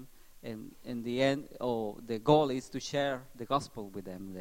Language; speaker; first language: English; non-native, learner; Spanish